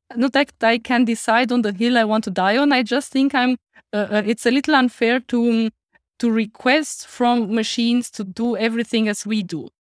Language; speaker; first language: English; non-native, fluent; Romanian